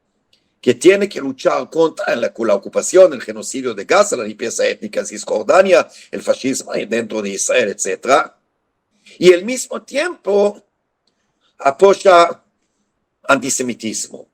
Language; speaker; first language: Spanish; non-native, fluent; Hebrew